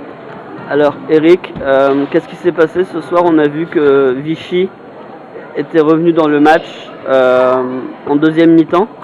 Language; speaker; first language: French; native; French